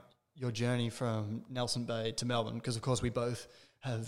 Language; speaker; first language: English; native; English